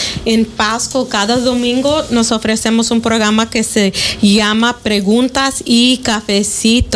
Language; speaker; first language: Spanish; non-native, fluent; English